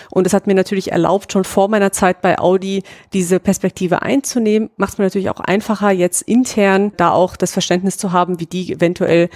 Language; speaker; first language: German; native; German